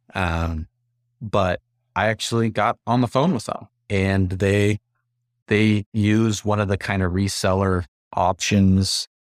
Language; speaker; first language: English; native; English